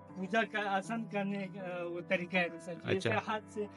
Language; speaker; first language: Hindi; native; Hindi